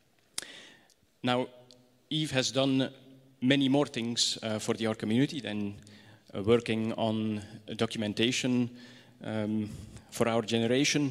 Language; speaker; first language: English; non-native, fluent; Dutch